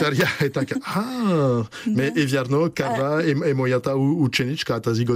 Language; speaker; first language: Bulgarian; non-native, learner; French